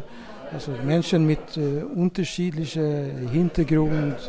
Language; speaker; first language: German; non-native, fluent; Swedish